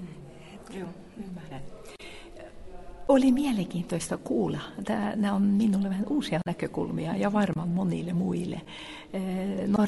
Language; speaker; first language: Finnish; non-native, fluent; Norwegian